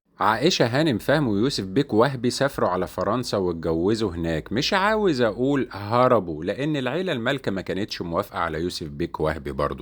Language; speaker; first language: Arabic; native; Arabic